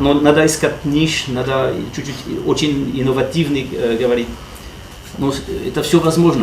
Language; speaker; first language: Russian; non-native, learner; French